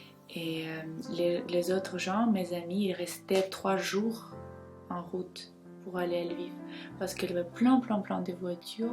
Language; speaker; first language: French; non-native, fluent; Ukrainian